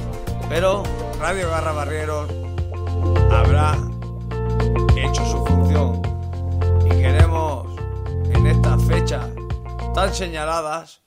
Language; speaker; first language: Spanish; native; Spanish